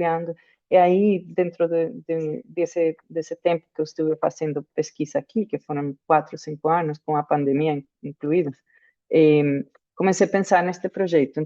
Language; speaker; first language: Portuguese; non-native, fluent; Spanish